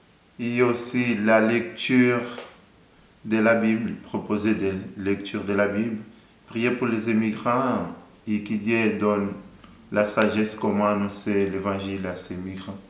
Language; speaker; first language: French; non-native, fluent; Portuguese